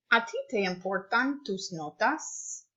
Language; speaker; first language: Spanish; non-native, fluent; English